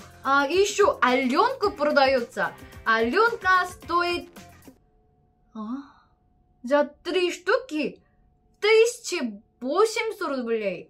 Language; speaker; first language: Russian; non-native, learner; Korean